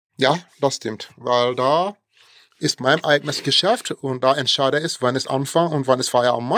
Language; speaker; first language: German; non-native, fluent; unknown